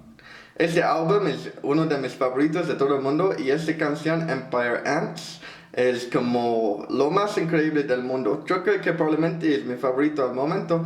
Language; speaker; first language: Spanish; non-native, fluent; English